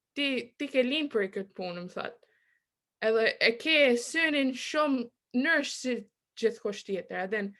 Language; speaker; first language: Albanian; early bilingual, other home language; English